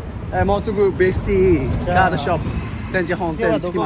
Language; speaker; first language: Japanese; non-native, fluent; Nepali